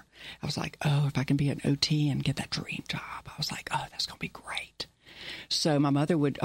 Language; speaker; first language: English; early bilingual, other home language; German